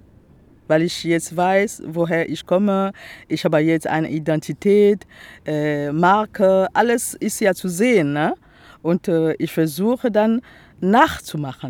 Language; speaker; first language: German; non-native, fluent; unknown